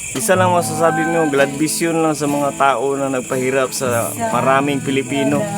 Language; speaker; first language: Filipino; non-native, local second language; Cebuano